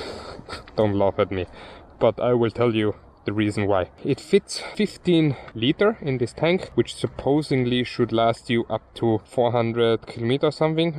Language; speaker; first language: English; non-native, fluent; German